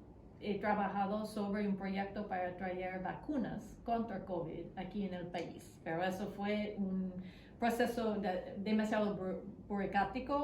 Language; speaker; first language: Spanish; non-native, fluent; English